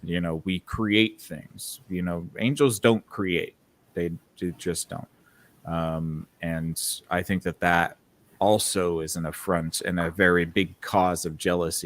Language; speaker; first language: English; native; English